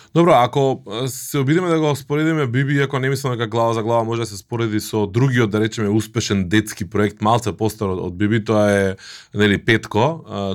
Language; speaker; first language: Macedonian; native; Macedonian